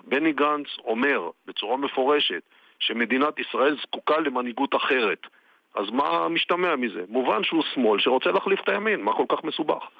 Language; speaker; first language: Hebrew; native; Hebrew